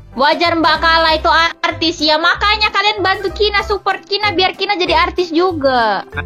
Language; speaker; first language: Indonesian; native; Indonesian